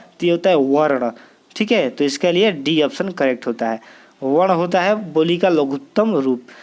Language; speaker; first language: Hindi; native; Hindi